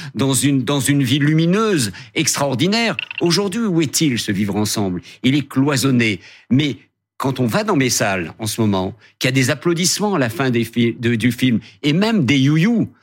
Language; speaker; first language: French; native; French